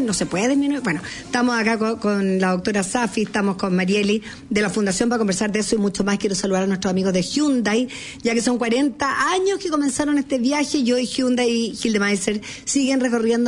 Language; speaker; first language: Spanish; native; Spanish